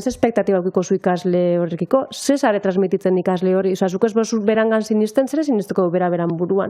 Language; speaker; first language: Basque; native; Basque